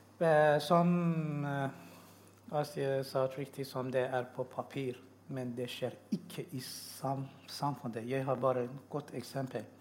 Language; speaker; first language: Norwegian; non-native, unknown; Persian